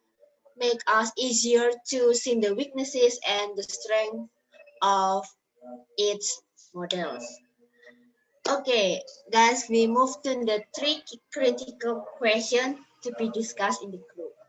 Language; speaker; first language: English; non-native, learner; Indonesian